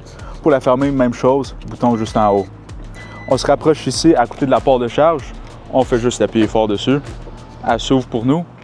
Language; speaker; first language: French; native; French